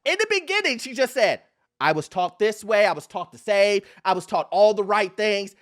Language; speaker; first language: English; native; English